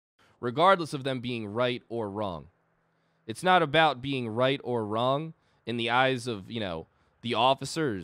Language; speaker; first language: English; native; English